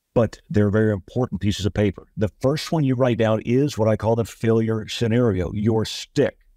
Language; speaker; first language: English; native; English